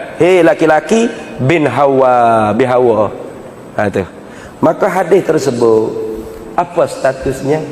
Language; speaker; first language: Malay; native; Malay